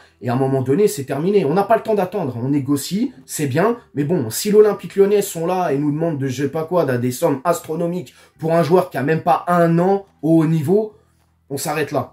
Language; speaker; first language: French; native; French